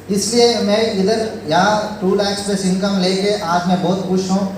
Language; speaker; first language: Hindi; non-native, local second language; Telugu